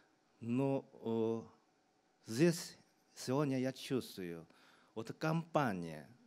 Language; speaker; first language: Russian; non-native, fluent; Chinese